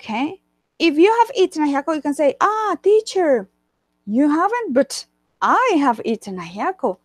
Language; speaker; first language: English; non-native, fluent; Spanish